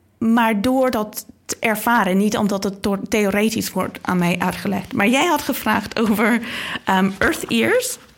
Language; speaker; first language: Dutch; non-native, fluent; English